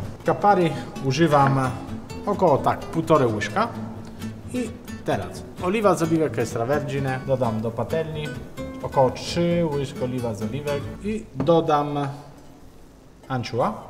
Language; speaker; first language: Polish; non-native, learner; Italian